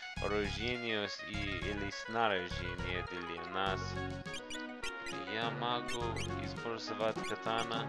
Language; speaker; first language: Russian; non-native, learner; English